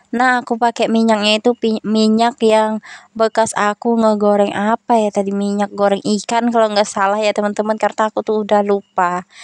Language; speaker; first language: Indonesian; non-native, local second language; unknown